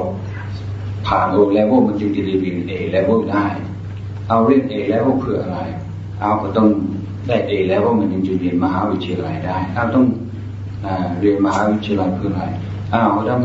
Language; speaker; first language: Thai; non-native, fluent; English